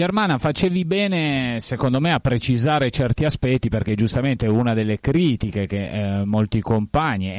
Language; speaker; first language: Italian; native; Italian